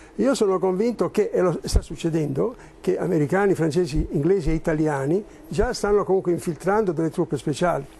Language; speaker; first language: Italian; native; Italian